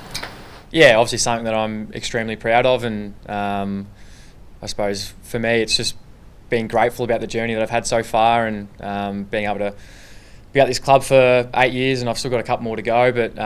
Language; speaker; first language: English; native; English